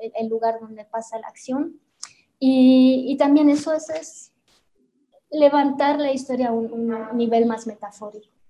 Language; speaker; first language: Spanish; non-native, fluent; Romanian